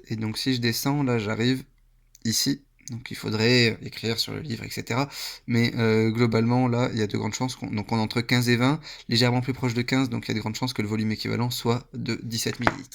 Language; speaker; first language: French; native; French